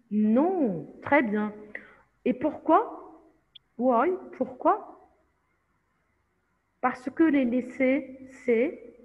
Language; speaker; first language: French; non-native, fluent; Arabic